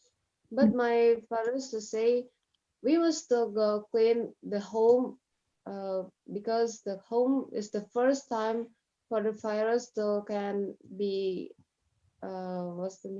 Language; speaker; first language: English; non-native, learner; Indonesian